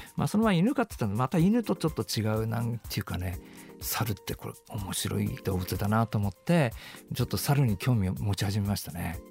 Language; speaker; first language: Japanese; native; Japanese